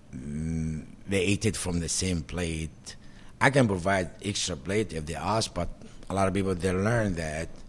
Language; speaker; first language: English; non-native, fluent; Arabic